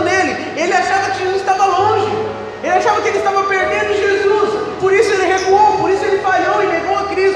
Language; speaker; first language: Portuguese; native; Portuguese